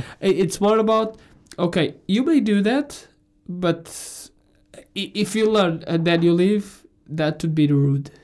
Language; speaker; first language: English; non-native, fluent; Portuguese